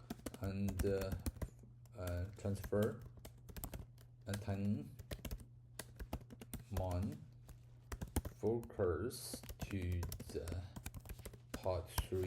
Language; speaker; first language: English; non-native, learner; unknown